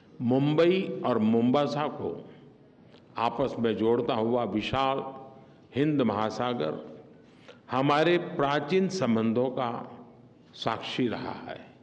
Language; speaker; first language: Hindi; non-native, local second language; Gujarati